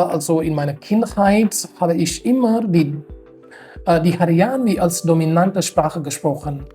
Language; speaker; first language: German; non-native, fluent; Haryanvi